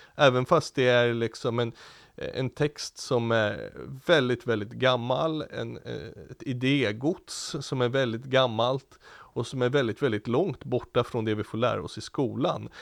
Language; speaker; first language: Swedish; native; Swedish